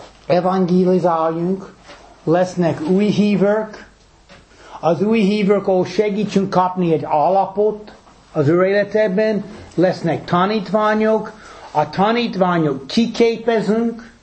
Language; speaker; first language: Hungarian; non-native, fluent; English